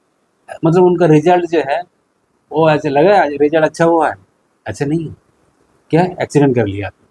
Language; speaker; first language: Hindi; non-native, local second language; Bangla